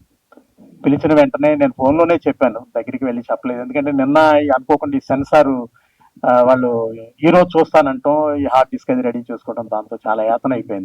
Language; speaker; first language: Telugu; native; Telugu